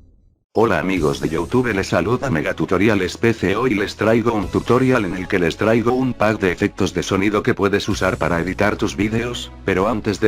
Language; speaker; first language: Spanish; native; Spanish